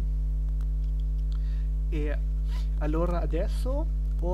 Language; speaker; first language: Italian; non-native, learner; German